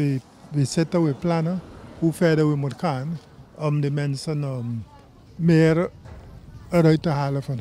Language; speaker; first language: Dutch; non-native, local second language; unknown